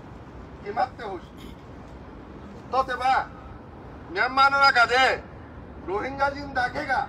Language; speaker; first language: Japanese; non-native, fluent; Rohingya